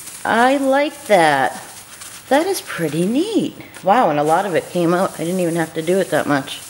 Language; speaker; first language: English; native; English